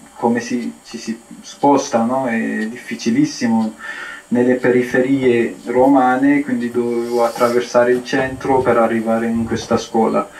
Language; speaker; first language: Italian; non-native, fluent; Amharic